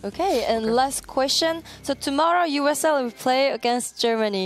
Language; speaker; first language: English; non-native, fluent; French